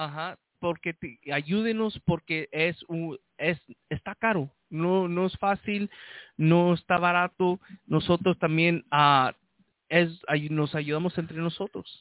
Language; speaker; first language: Spanish; early bilingual, heritage; Spanish